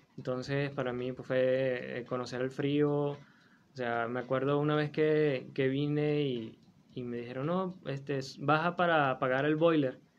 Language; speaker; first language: Spanish; native; Spanish